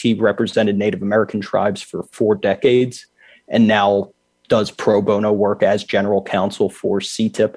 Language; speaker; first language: English; native; English